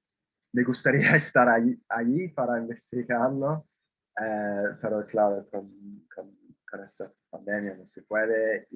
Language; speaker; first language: Spanish; non-native, fluent; English